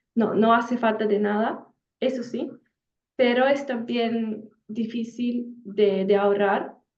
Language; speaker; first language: Spanish; non-native, fluent; Italian